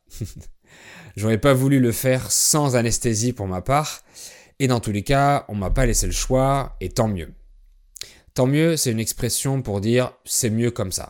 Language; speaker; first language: French; native; French